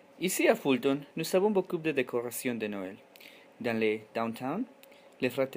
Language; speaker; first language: French; non-native, learner; English